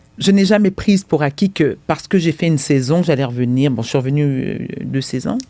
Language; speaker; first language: French; early bilingual, other home language; Haitian Creole